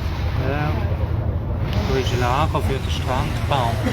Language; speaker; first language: German; native; German